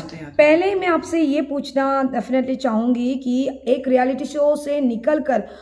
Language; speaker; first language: Hindi; non-native, local second language; Assamese